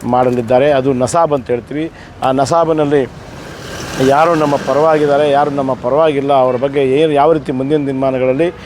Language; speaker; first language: Kannada; non-native, local second language; Lambadi